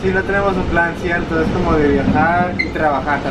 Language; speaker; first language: Spanish; native; Spanish